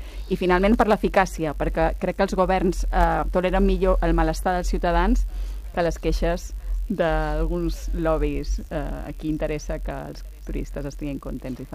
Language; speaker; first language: Catalan; native; Catalan